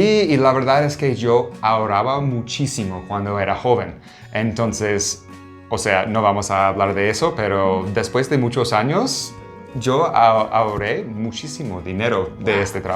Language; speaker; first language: Spanish; non-native, fluent; English